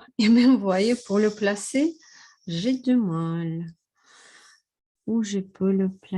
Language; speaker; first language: French; non-native, fluent; Russian